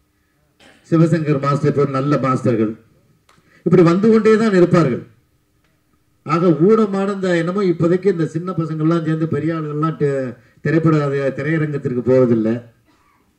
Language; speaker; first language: Tamil; native; Tamil